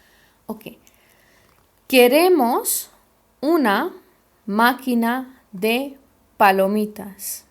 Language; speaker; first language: Spanish; non-native, fluent; Hindi